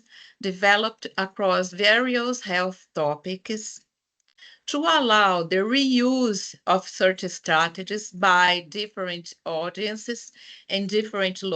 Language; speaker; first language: English; non-native, fluent; Portuguese